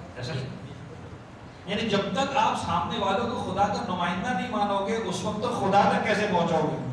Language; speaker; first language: Urdu; native; Urdu